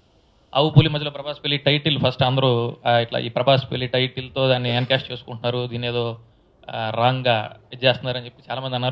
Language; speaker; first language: Telugu; native; Telugu